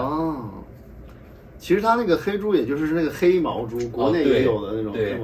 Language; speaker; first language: Chinese; native; Chinese